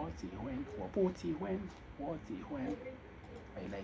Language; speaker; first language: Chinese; non-native, learner; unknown